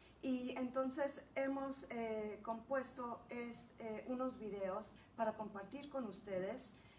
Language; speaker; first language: Spanish; early bilingual, heritage; Spanish